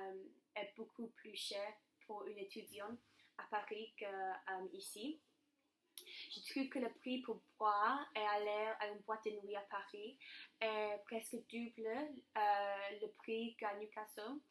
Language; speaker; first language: French; non-native, learner; English